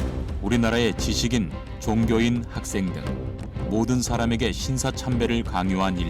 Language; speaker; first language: Korean; native; Korean